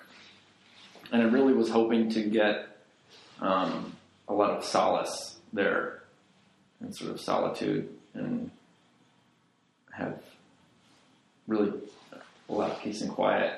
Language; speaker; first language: English; native; English